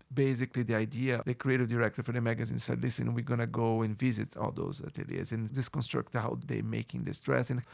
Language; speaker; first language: English; non-native, fluent; Portuguese